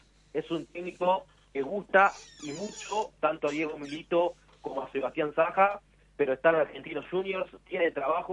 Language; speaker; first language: Spanish; native; Spanish